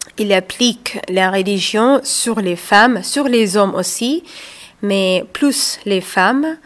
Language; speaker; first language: French; non-native, learner; Somali